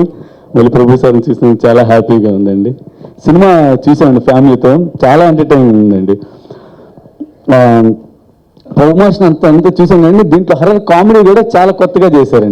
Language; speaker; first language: Telugu; native; Telugu